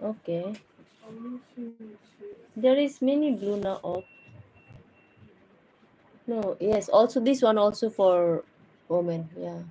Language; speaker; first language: English; non-native, learner; Bangla